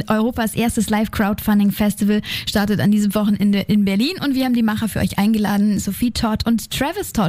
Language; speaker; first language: German; native; German